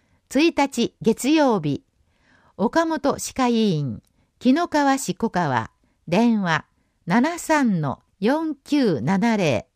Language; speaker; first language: Japanese; native; Japanese